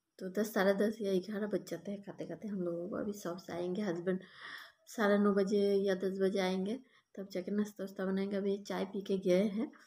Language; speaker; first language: Hindi; non-native, local second language; Bangla